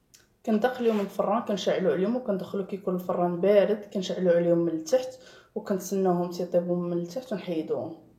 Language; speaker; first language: Arabic; native; Arabic